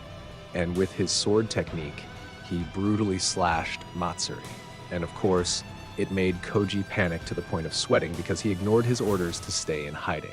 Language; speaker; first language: English; non-native, fluent; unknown